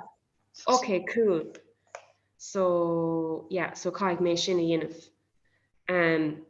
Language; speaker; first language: Irish; non-native, local second language; English